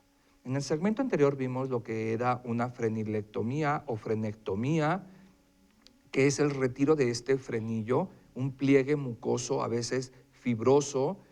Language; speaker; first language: Spanish; native; Spanish